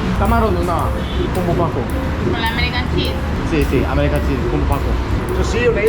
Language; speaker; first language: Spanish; non-native, learner; Korean